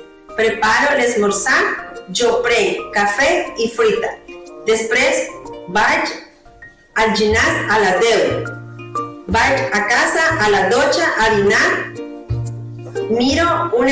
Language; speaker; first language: Catalan; non-native, learner; Spanish